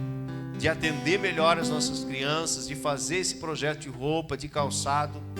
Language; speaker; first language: Portuguese; native; Portuguese